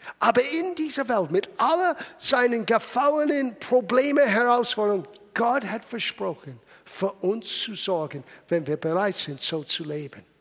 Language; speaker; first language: German; non-native, fluent; English